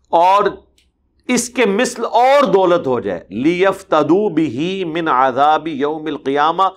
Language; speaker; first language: Urdu; non-native, local second language; Punjabi